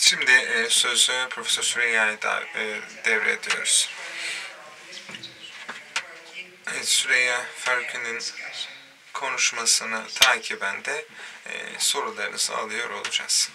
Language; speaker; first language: Turkish; native; Turkish